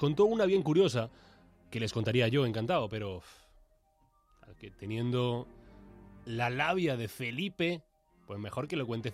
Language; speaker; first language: Spanish; native; Spanish